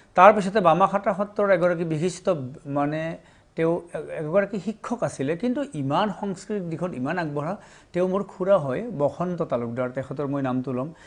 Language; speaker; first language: Assamese; native; Assamese